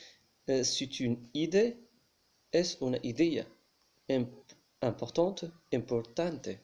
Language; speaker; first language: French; non-native, local second language; Arabic